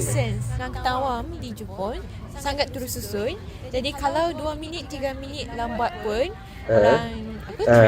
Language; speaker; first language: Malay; non-native, fluent; Japanese